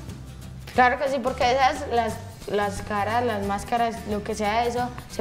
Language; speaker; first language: Spanish; native; Spanish